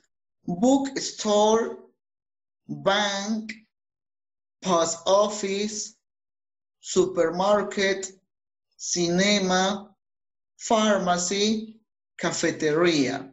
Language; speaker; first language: English; non-native, fluent; Spanish